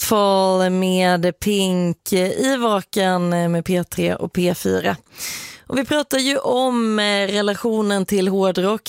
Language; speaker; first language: Swedish; native; Swedish